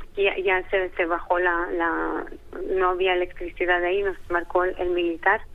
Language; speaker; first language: Spanish; early bilingual, heritage; Hebrew